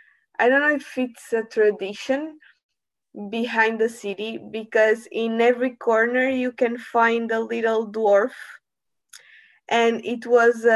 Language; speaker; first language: English; non-native, learner; Portuguese